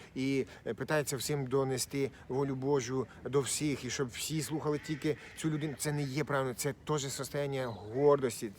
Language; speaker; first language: Ukrainian; non-native, local second language; Russian